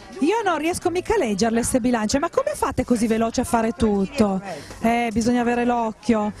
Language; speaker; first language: Italian; native; Italian